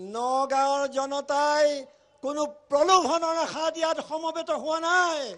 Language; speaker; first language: Assamese; native; Assamese